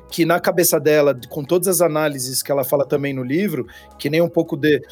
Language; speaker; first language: Portuguese; native; Portuguese